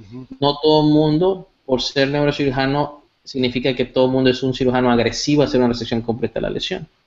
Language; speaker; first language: Spanish; native; Spanish